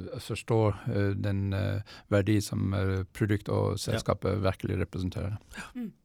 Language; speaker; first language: Norwegian; non-native, fluent; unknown